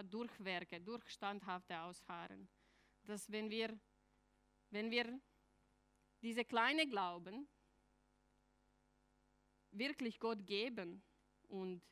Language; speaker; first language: German; non-native, fluent; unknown